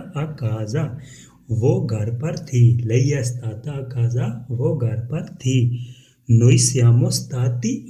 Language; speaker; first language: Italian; non-native, fluent; Urdu